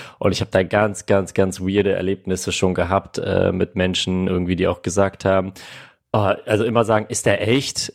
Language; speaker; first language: German; early bilingual, other home language; Armenian